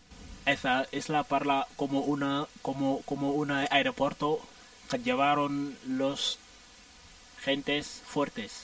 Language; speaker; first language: Spanish; non-native, learner; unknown